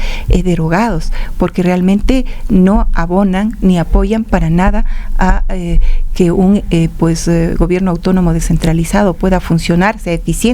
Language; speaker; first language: Spanish; native; Spanish